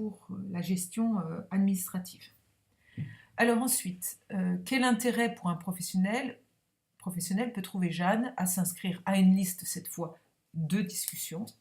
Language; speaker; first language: French; native; French